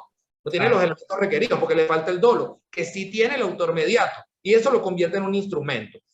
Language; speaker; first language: Spanish; native; Spanish